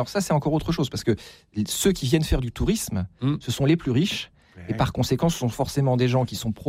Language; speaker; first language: French; native; French